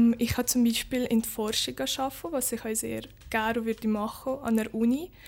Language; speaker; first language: German; early bilingual, other home language; Bosnian